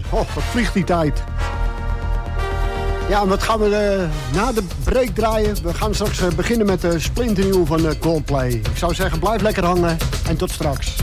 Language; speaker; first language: Dutch; native; Dutch